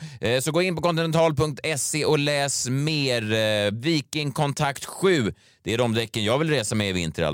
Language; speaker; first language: Swedish; native; Swedish